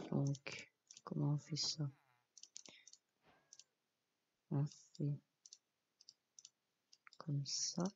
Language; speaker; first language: French; native; French